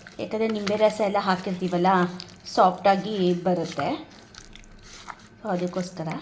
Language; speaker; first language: Kannada; native; Kannada